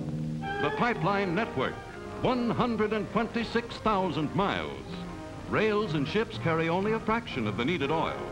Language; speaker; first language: English; native; English